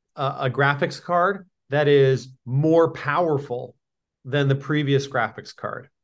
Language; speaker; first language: English; native; English